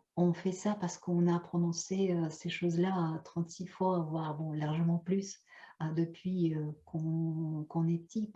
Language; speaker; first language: French; non-native, fluent; Russian